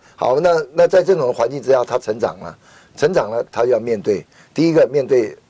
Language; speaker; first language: Chinese; native; Chinese